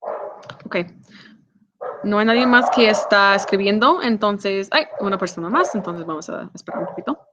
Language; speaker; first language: Spanish; non-native, fluent; English